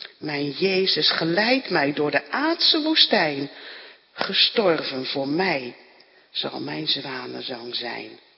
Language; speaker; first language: Dutch; native; Dutch